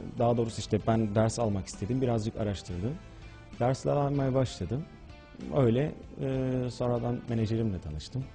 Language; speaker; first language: Turkish; early bilingual, heritage; Turkish